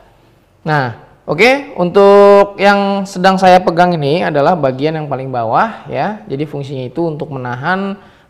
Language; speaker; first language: Indonesian; native; Indonesian